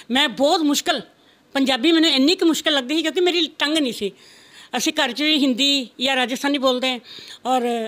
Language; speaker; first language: Punjabi; non-native, local second language; Rajasthani